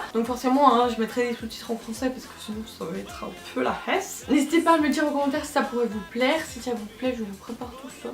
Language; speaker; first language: French; native; French